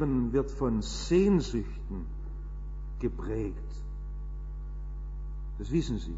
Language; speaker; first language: German; native; German